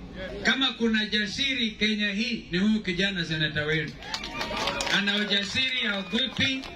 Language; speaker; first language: Swahili; non-native, local second language; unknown